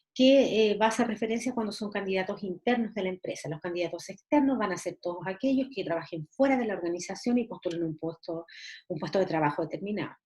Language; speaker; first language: Spanish; native; Spanish